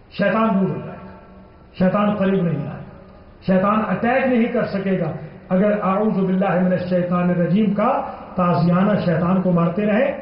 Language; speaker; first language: Urdu; non-native, local second language; Punjabi